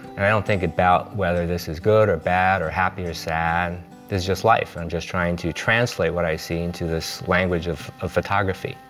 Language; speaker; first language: English; native; English